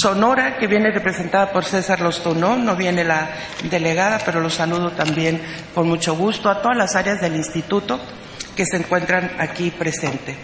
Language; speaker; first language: Spanish; native; Spanish